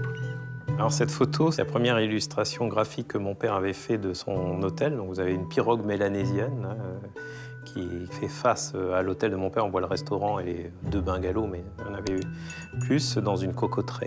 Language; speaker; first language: French; native; French